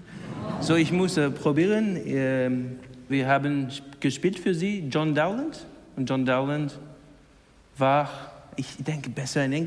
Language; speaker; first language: German; non-native, learner; English